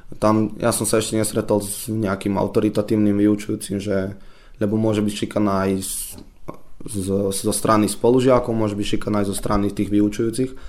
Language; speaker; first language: Slovak; early bilingual, heritage; Slovak